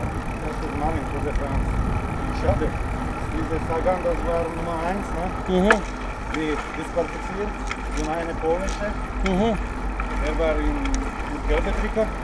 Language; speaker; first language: German; non-native, learner; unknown